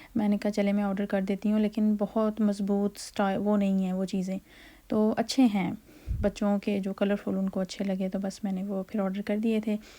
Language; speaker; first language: Urdu; native; Urdu